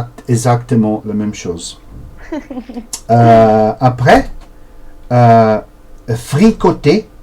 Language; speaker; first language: French; non-native, learner; Portuguese